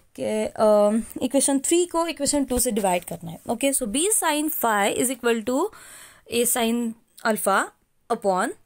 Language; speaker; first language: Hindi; non-native, local second language; Marathi